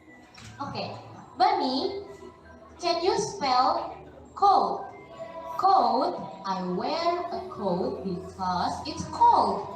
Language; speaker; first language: English; non-native, fluent; Indonesian